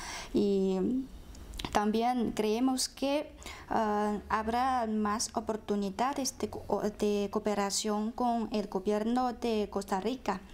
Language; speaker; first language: Spanish; non-native, fluent; Chinese